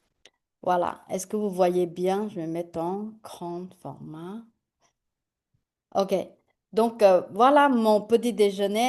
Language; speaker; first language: French; non-native, fluent; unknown